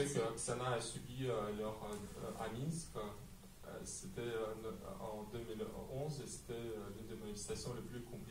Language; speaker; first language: French; non-native, fluent; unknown